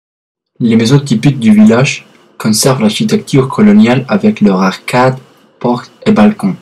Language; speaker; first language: French; non-native, learner; Spanish